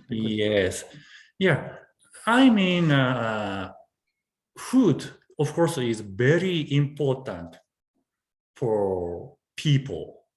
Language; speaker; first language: English; non-native, learner; Japanese